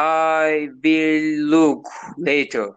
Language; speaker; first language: English; non-native, learner; Turkish